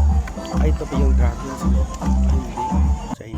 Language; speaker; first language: Filipino; non-native, local second language; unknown